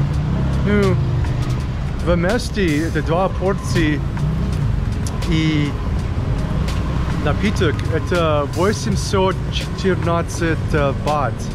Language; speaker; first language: Russian; non-native, learner; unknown